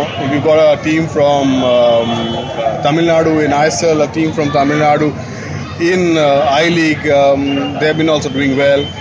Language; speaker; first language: English; non-native, local second language; Bangla